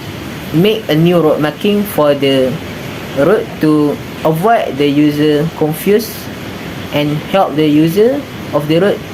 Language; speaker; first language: English; non-native, local second language; Malay